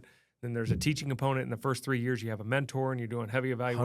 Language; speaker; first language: English; native; English